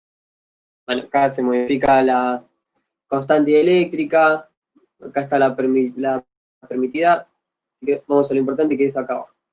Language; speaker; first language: Spanish; native; Spanish